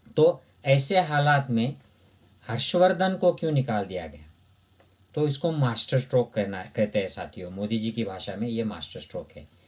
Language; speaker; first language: Hindi; non-native, local second language; Marathi